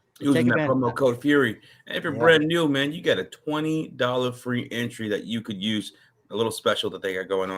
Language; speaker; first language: English; native; English